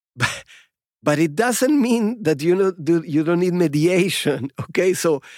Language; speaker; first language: English; non-native, fluent; Spanish